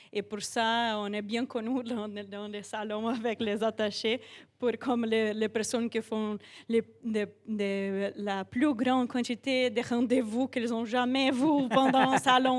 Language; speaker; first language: French; non-native, fluent; Portuguese